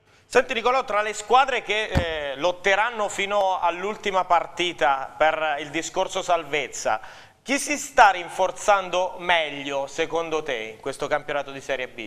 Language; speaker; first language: Italian; native; Italian